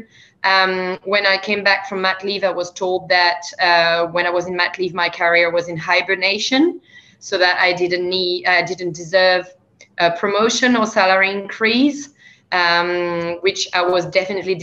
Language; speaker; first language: English; non-native, fluent; French